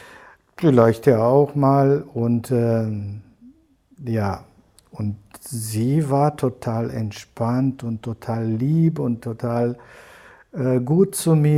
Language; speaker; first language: German; non-native, fluent; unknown